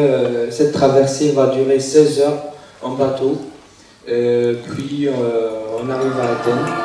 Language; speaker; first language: French; non-native, fluent; Arabic